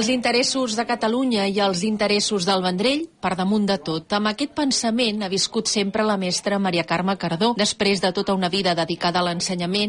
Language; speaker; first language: Catalan; native; Catalan